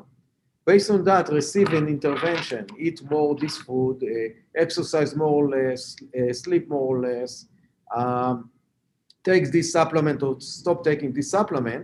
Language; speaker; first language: English; non-native, fluent; Hebrew